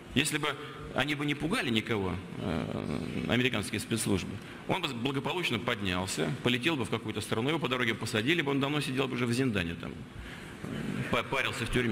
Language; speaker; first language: Russian; native; Russian